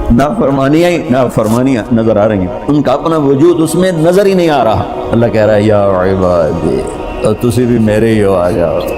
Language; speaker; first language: Urdu; non-native, local second language; Punjabi